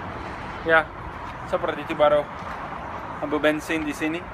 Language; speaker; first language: Indonesian; non-native, fluent; English